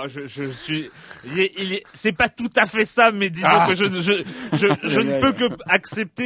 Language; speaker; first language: French; native; French